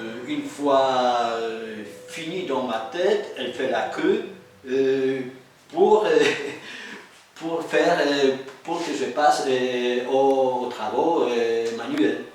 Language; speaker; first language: French; non-native, fluent; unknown